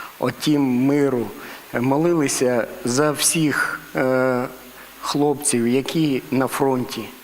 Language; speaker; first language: Ukrainian; non-native, local second language; Russian